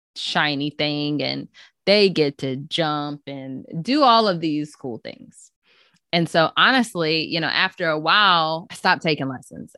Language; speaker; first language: English; native; English